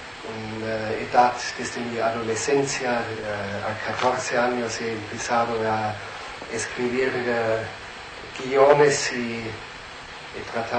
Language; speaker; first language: Spanish; non-native, fluent; German